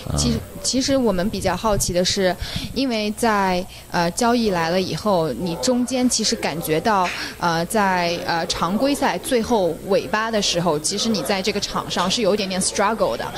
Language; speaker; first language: Chinese; native; Chinese